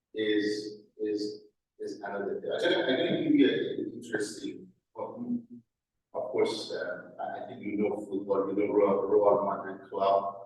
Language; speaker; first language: English; non-native, fluent; Persian